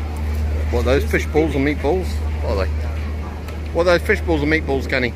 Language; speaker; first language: English; native; English